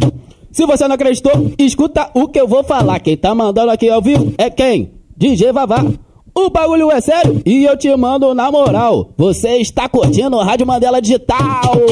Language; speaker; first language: Portuguese; native; Portuguese